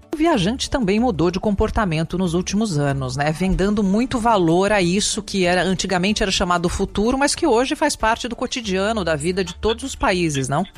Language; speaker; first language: Portuguese; native; Portuguese